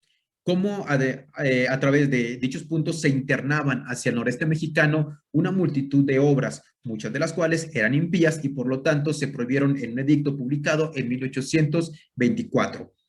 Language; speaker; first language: Spanish; native; Spanish